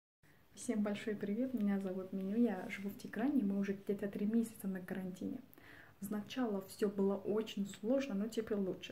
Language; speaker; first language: Russian; non-native, learner; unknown